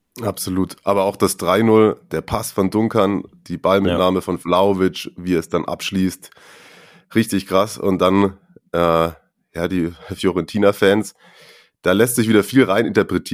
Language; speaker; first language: German; native; German